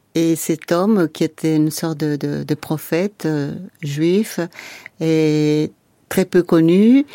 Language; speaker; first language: French; non-native, fluent; Spanish